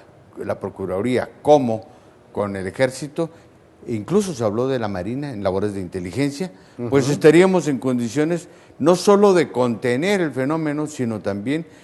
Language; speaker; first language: Spanish; native; Spanish